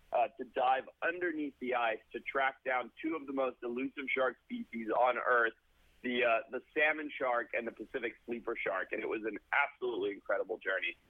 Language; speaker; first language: English; native; English